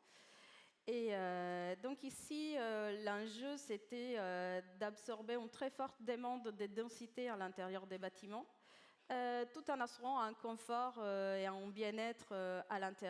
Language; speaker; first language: French; native; French